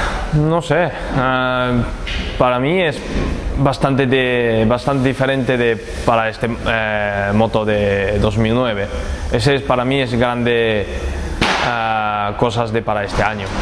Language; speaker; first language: Spanish; non-native, learner; Japanese